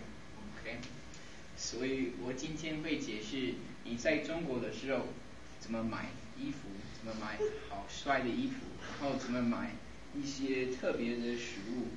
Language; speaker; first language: Chinese; non-native, fluent; English